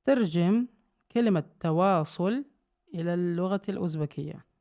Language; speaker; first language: Arabic; non-native, fluent; Uzbek